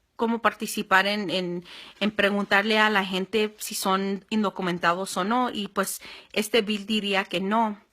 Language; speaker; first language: Spanish; early bilingual, heritage; Spanish